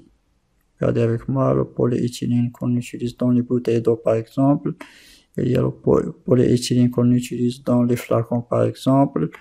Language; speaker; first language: French; non-native, local second language; Arabic